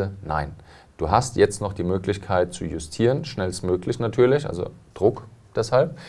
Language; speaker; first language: German; native; German